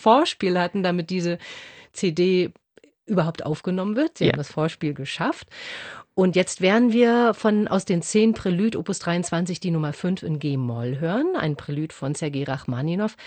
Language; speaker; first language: German; native; German